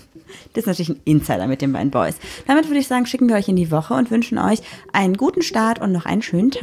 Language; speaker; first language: German; native; German